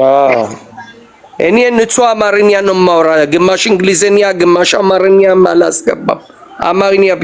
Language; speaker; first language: Amharic; non-native, fluent; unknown